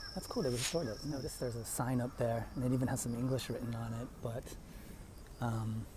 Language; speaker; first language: English; native; English